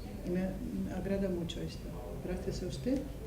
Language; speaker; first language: Spanish; non-native, fluent; Russian